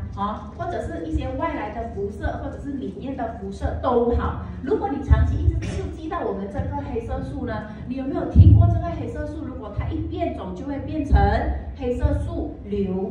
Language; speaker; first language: Chinese; native; Chinese